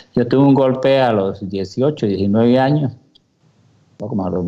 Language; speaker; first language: Spanish; native; Spanish